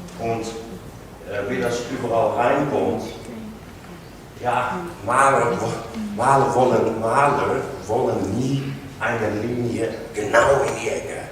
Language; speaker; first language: German; non-native, learner; Dutch